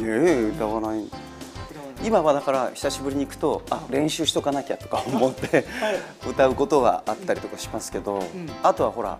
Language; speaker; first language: Japanese; native; Japanese